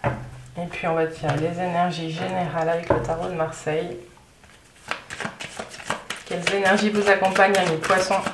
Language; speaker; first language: French; native; French